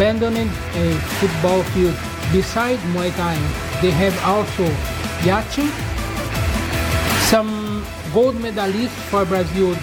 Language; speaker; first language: English; non-native, learner; Portuguese